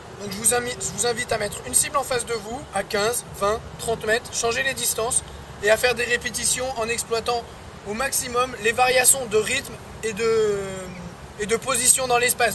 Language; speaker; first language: French; native; French